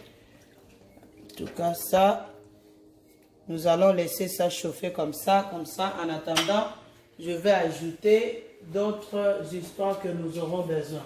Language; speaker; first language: French; non-native, local second language; Lingala